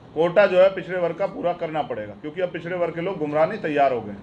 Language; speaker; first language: Hindi; native; Hindi